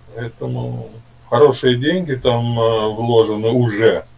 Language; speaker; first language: Russian; native; Russian